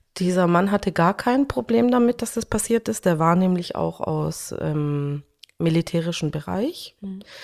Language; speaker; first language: German; early bilingual, other home language; Hungarian